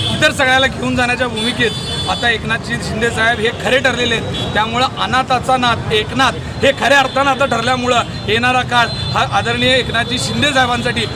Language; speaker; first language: Marathi; native; Marathi